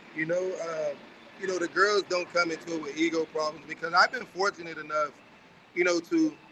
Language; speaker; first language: English; native; English